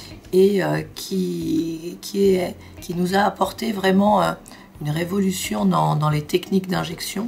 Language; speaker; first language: French; native; French